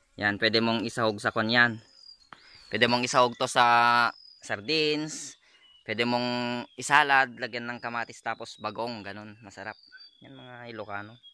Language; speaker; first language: Filipino; non-native, local second language; Iloko